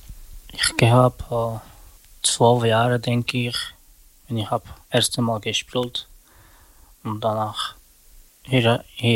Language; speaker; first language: German; non-native, learner; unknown